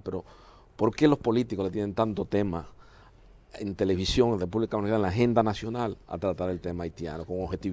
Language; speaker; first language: Spanish; native; Spanish